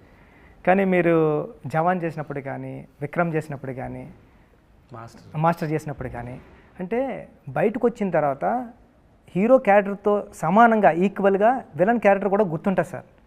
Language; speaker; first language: Telugu; native; Telugu